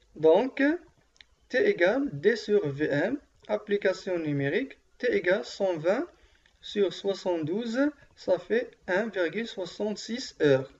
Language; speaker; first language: French; non-native, local second language; Arabic